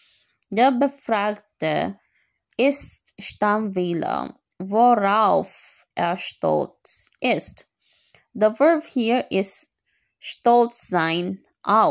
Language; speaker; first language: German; non-native, learner; Filipino